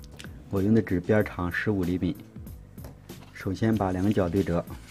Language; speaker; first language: Chinese; native; Chinese